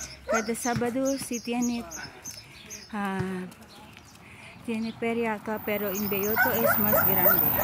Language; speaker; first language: Spanish; non-native, learner; Filipino